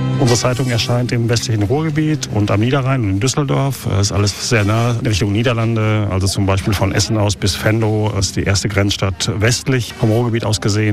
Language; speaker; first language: German; native; German